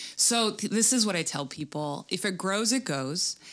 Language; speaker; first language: English; native; English